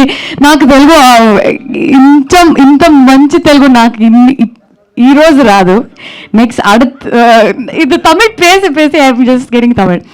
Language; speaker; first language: Telugu; non-native, learner; Kannada